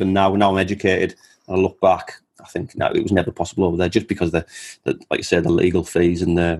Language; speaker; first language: English; native; English